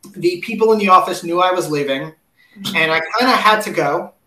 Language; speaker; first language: English; native; English